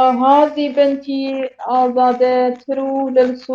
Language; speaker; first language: Arabic; non-native, learner; Persian